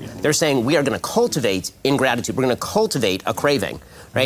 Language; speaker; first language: English; native; English